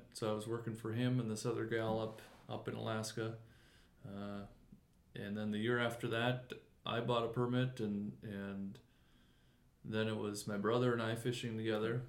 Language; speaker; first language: English; native; English